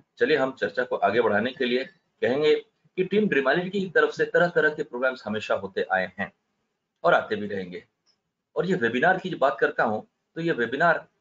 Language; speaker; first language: Hindi; native; Hindi